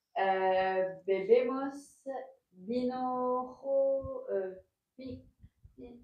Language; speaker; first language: Spanish; non-native, learner; French